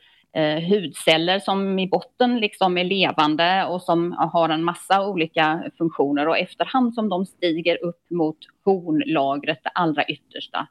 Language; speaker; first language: Swedish; native; Swedish